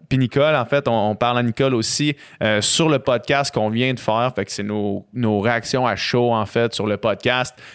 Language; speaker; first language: French; native; French